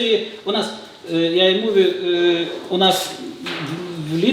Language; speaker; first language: Polish; non-native, learner; Lithuanian